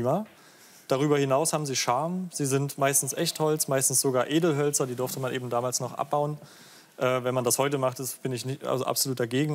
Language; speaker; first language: German; native; German